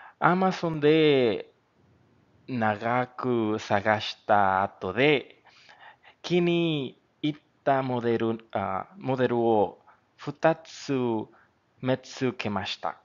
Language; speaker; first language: Japanese; non-native, learner; Spanish